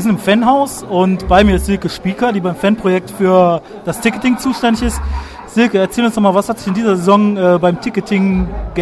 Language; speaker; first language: German; native; German